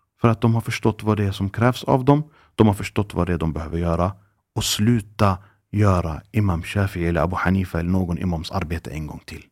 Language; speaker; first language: Swedish; early bilingual, other home language; Arabic